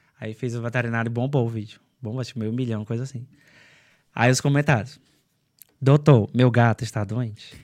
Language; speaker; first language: Portuguese; native; Portuguese